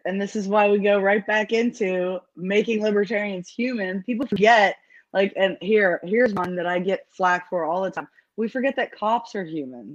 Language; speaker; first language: English; native; English